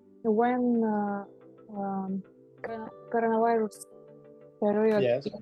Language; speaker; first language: English; non-native, learner; Russian